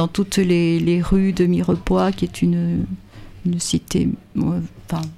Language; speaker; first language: French; native; French